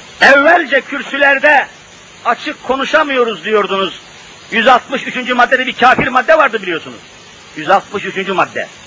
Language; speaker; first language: Turkish; native; Turkish